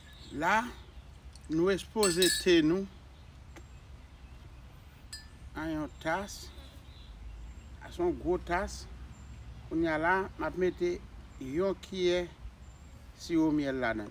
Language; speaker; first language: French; non-native, learner; Haitian Creole